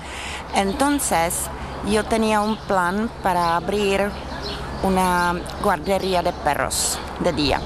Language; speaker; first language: Spanish; non-native, fluent; Czech